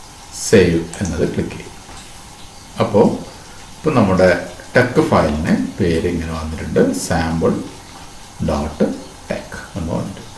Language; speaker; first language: Malayalam; native; Malayalam